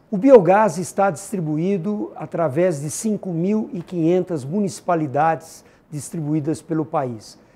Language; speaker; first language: Portuguese; native; Portuguese